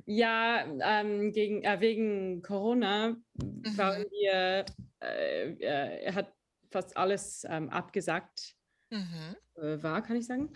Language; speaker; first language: German; non-native, learner; English